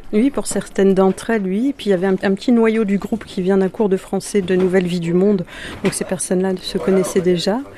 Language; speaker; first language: French; native; French